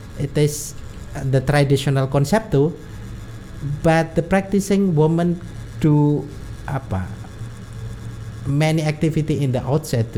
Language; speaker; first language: English; non-native, learner; Indonesian